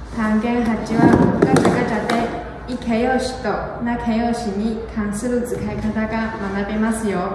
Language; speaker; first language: Japanese; non-native, learner; Chinese